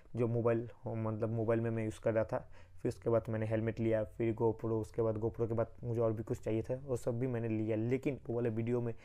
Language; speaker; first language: Hindi; non-native, local second language; Bangla